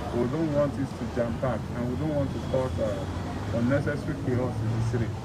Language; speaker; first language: English; non-native, local second language; Yoruba